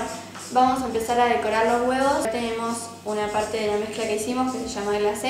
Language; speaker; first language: Spanish; native; Spanish